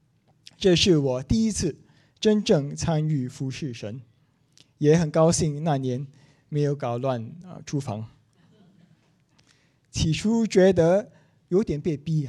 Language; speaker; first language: Chinese; non-native, local second language; English